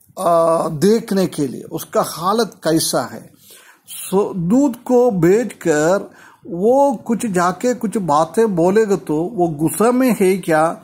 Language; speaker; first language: Hindi; non-native, local second language; Malayalam